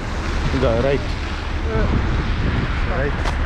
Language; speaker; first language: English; non-native, local second language; Hindi